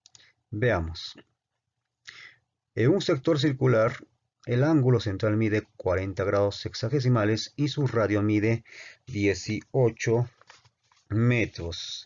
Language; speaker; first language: Spanish; native; Spanish